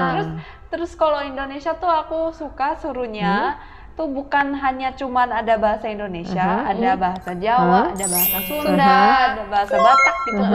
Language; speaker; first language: Indonesian; early bilingual, other home language; Korean